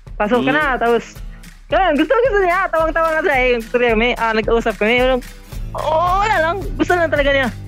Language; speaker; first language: Filipino; non-native, local second language; Cebuano